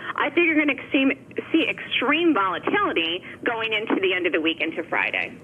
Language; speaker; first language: English; native; English